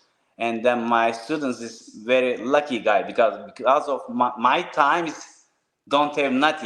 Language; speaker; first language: English; non-native, learner; Turkish